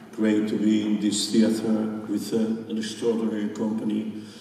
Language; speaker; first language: English; non-native, fluent; Spanish